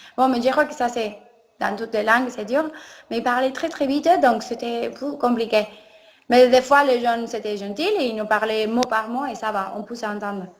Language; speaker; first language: French; non-native, learner; Spanish